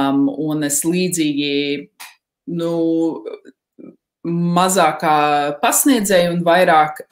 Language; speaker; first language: Latvian; early bilingual, heritage; Latvian